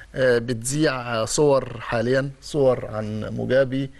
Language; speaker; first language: Arabic; native; Arabic